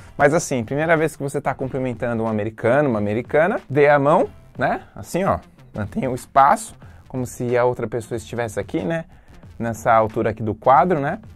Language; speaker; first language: Portuguese; native; Portuguese